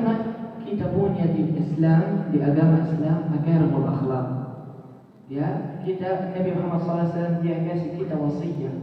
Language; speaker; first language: Indonesian; non-native, fluent; Arabic